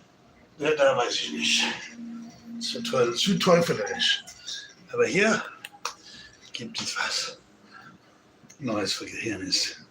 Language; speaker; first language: German; non-native, learner; English